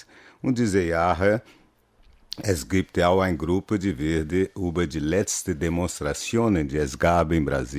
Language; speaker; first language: German; non-native, fluent; Portuguese